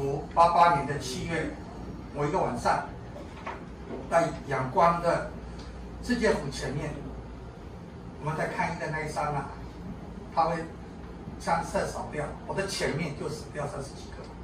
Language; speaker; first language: Chinese; non-native, learner; Burmese